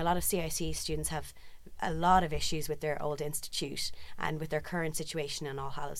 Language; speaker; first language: English; native; English